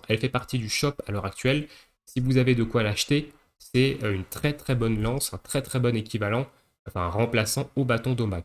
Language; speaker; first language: French; native; French